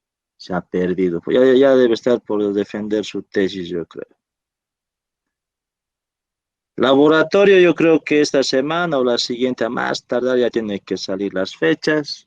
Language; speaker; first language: Spanish; native; Spanish